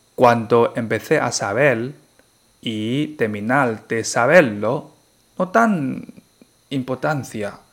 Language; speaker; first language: Spanish; non-native, fluent; Chinese